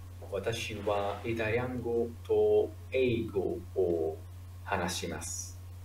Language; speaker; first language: Japanese; non-native, learner; Italian